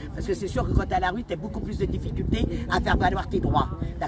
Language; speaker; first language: French; native; French